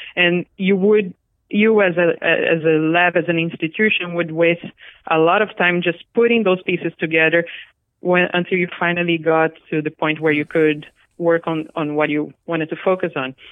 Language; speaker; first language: English; non-native, fluent; Portuguese